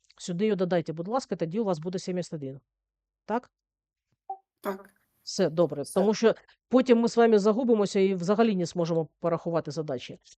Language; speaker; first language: Ukrainian; native; Ukrainian